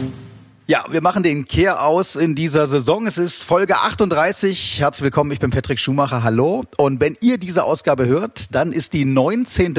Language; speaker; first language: German; native; German